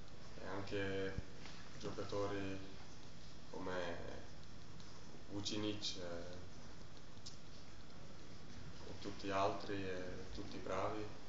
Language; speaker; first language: Italian; non-native, learner; German